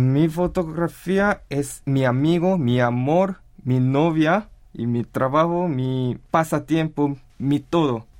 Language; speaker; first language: Spanish; non-native, learner; Korean